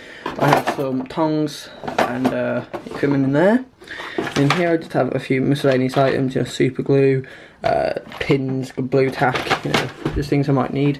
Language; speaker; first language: English; native; English